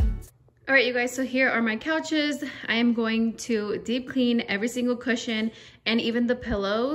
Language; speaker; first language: English; native; English